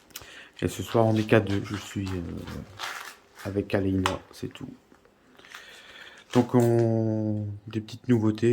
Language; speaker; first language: French; native; French